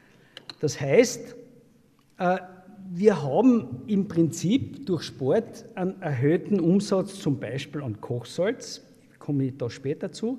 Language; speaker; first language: German; native; German